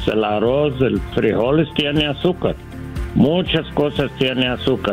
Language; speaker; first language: Spanish; non-native, learner; English